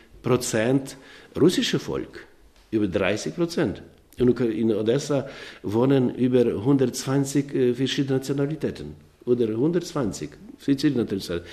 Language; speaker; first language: German; non-native, learner; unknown